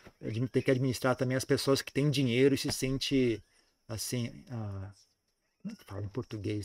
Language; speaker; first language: Portuguese; native; Portuguese